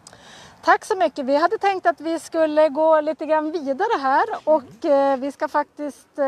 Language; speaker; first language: Swedish; native; Swedish